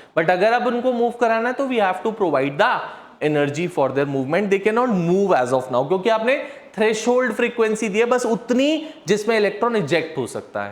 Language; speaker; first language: Hindi; native; Hindi